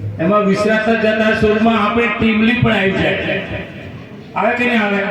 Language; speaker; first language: Gujarati; non-native, local second language; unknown